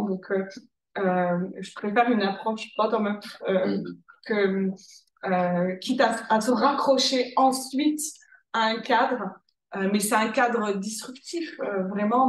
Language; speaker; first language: French; native; French